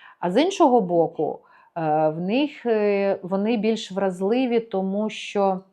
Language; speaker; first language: Ukrainian; native; Ukrainian